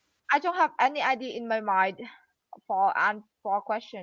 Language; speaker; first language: English; non-native, learner; Vietnamese